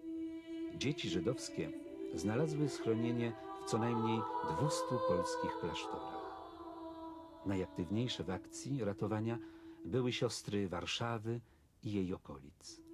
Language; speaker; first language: Polish; native; Polish